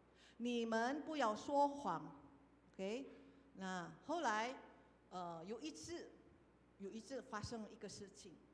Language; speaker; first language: Chinese; non-native, fluent; Indonesian